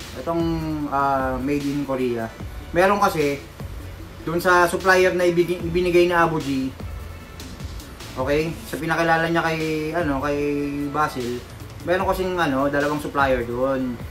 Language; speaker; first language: Filipino; native; Filipino